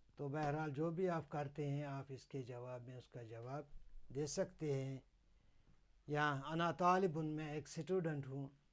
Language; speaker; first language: Urdu; non-native, local second language; Kashmiri